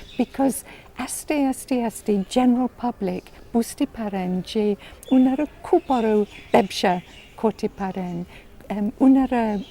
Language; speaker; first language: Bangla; non-native, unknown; English